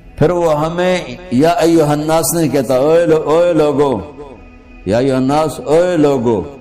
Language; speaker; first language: Urdu; non-native, local second language; Punjabi